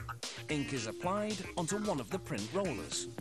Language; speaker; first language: English; native; English